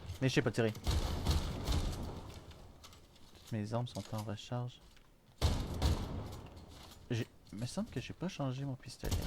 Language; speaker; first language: French; native; French